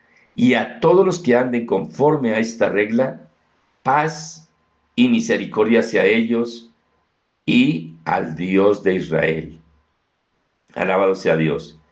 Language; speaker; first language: Spanish; native; Spanish